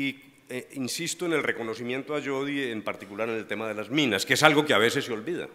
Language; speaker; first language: Spanish; native; Spanish